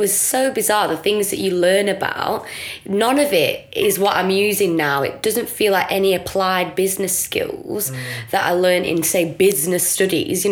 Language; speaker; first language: English; native; English